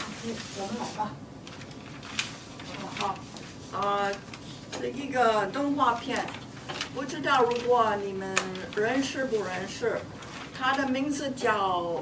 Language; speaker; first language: Chinese; non-native, fluent; English